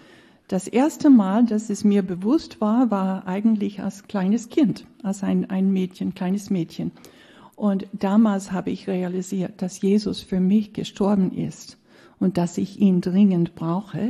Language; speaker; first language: German; non-native, fluent; English